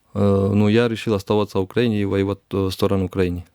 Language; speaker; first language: Russian; non-native, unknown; Georgian